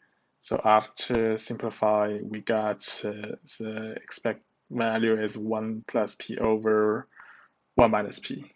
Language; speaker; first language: English; non-native, learner; Chinese